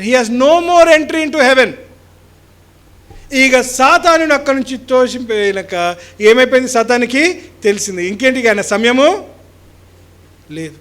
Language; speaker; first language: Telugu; native; Telugu